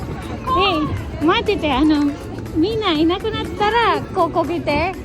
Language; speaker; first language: Japanese; non-native, fluent; Filipino